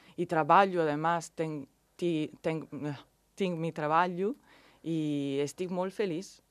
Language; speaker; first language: Catalan; non-native, learner; Italian